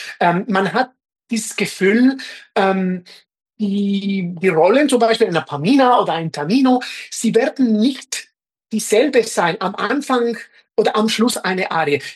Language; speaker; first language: German; non-native, fluent; Spanish